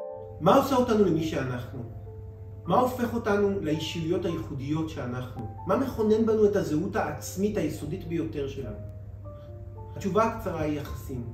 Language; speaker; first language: Hebrew; native; Hebrew